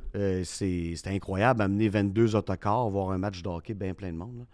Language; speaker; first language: French; native; French